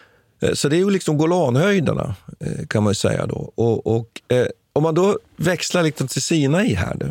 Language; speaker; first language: Swedish; native; Swedish